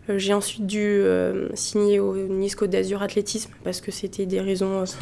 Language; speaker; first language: French; native; French